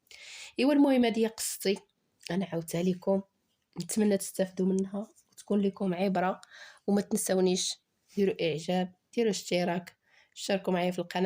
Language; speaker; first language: Arabic; native; Arabic